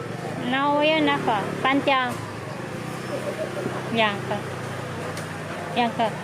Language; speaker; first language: Chinese; non-native, learner; Filipino